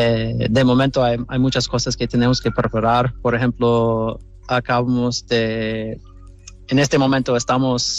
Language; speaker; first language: Spanish; non-native, fluent; English